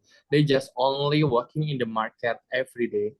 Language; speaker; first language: English; non-native, learner; Indonesian